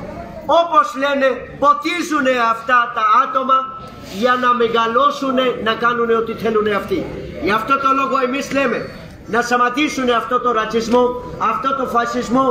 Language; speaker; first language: Greek; non-native, fluent; Urdu